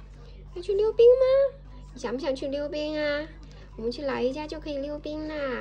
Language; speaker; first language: Chinese; native; Chinese